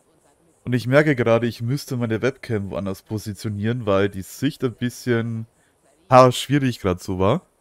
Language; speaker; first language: German; native; German